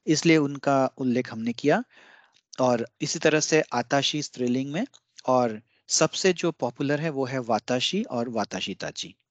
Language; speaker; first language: Hindi; non-native, local second language; Bangla